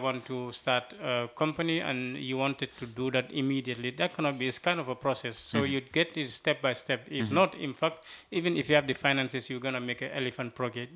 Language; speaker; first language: English; non-native, local second language; Mandingo